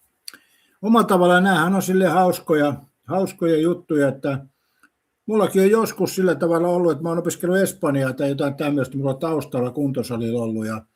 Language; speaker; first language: Finnish; native; Finnish